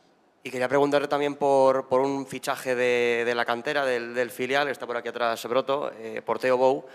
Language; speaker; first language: Spanish; native; Spanish